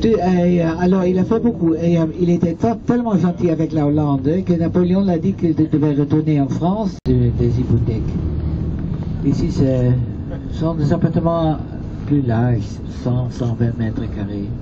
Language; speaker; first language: French; non-native, fluent; Dutch